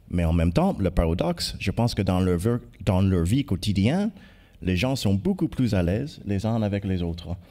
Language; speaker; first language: French; non-native, fluent; English